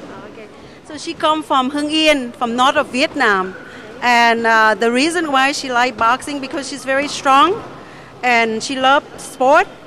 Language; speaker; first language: English; non-native, learner; Vietnamese